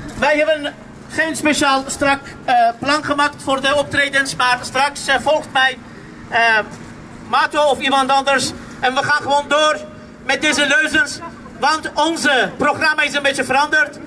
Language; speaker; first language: Dutch; non-native, fluent; Armenian